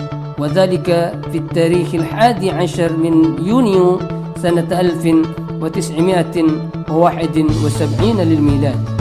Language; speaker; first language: Arabic; non-native, fluent; Indonesian